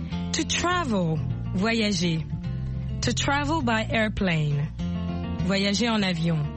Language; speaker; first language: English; non-native, fluent; French